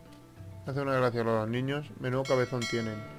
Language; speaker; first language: Spanish; native; Spanish